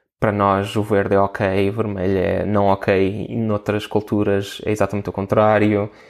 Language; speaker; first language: Portuguese; native; Portuguese